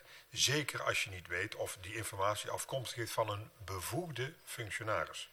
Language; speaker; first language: Dutch; native; Dutch